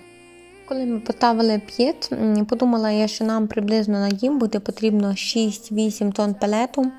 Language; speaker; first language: Ukrainian; native; Ukrainian